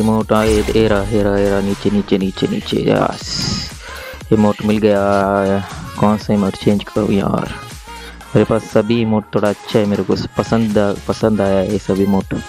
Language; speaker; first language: Hindi; non-native, local second language; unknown